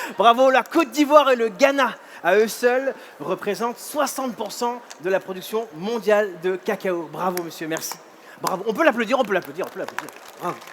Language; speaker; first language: French; native; French